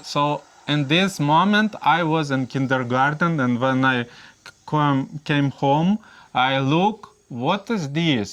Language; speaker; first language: English; non-native, learner; Russian